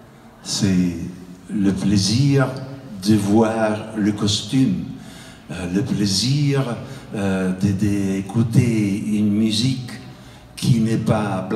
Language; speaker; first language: French; non-native, fluent; Italian